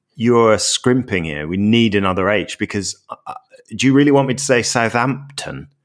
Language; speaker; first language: English; native; English